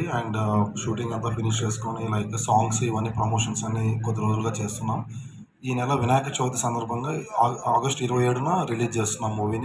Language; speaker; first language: Telugu; native; Telugu